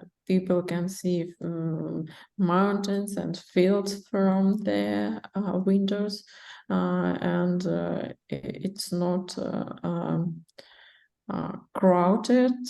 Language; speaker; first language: English; non-native, learner; Russian